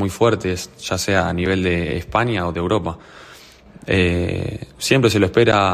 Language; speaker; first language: Spanish; native; Spanish